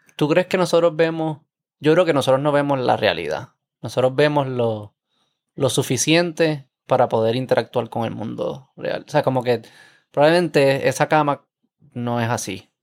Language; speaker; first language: Spanish; native; Spanish